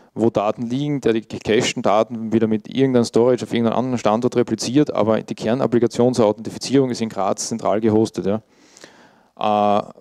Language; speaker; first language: German; native; German